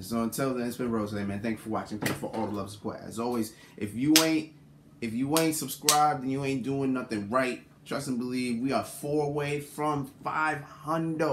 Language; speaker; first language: English; native; English